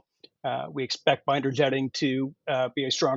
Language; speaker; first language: English; native; English